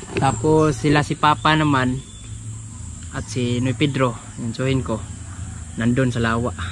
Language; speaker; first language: Filipino; non-native, local second language; Cebuano